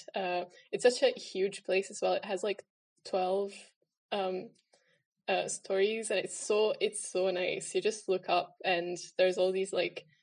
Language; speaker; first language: English; non-native, fluent; Italian